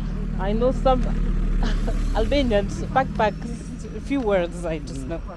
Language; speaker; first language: English; non-native, learner; French